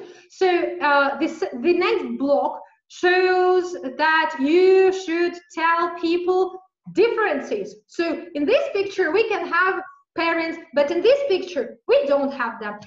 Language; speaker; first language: English; non-native, fluent; Russian